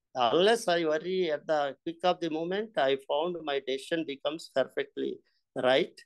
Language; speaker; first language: English; non-native, local second language; Telugu